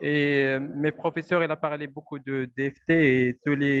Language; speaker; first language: French; non-native, local second language; Arabic